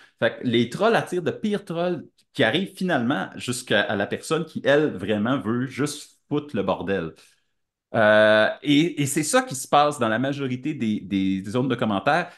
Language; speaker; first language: French; native; French